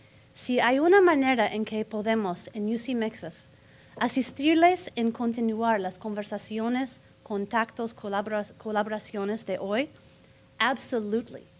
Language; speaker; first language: Spanish; non-native, fluent; English